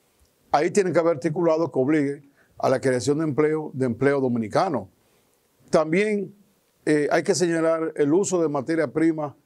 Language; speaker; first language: Spanish; native; Spanish